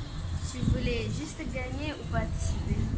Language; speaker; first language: French; non-native, local second language; Comorian